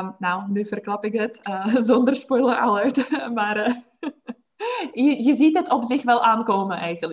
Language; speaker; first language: Dutch; non-native, fluent; Czech